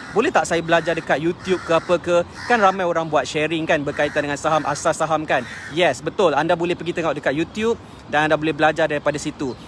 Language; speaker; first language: Malay; native; Malay